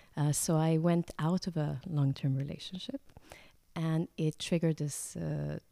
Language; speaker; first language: English; non-native, fluent; Croatian